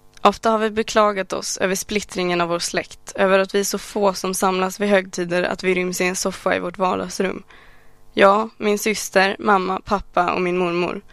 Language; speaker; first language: Swedish; early bilingual, other home language; Arabic